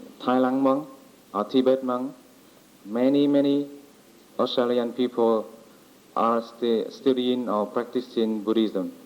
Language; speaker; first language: English; non-native, learner; Vietnamese